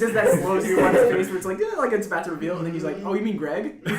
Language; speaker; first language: English; native; English